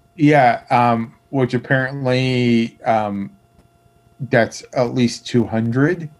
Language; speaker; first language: English; native; English